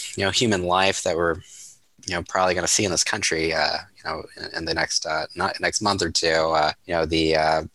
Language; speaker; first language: English; native; English